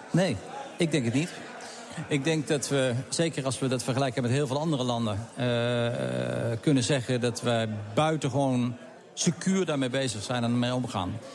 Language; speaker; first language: Dutch; native; Dutch